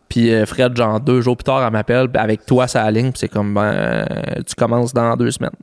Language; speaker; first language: French; native; French